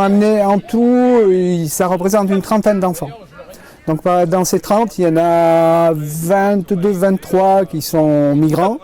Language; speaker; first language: French; native; French